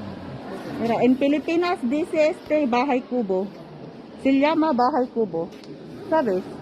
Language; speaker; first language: Spanish; non-native, learner; Filipino